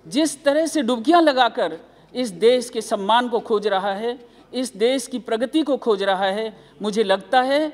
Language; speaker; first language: Hindi; native; Hindi